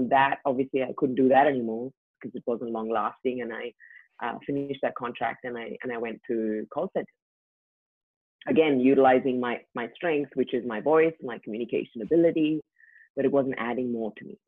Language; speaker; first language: English; native; English